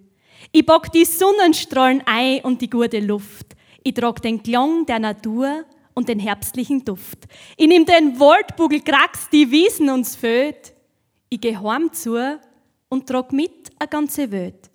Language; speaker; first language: German; native; German